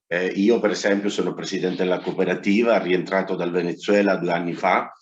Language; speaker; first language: Italian; non-native, learner; Spanish